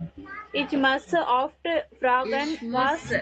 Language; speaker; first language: German; non-native, learner; Tamil